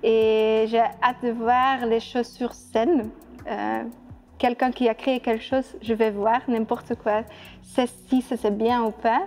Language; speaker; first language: French; non-native, fluent; Dutch